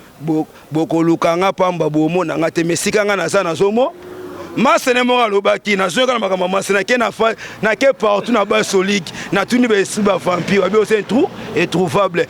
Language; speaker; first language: Lingala; native; Lingala